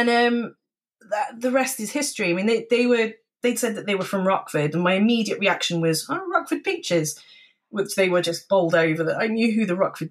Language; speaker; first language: English; native; English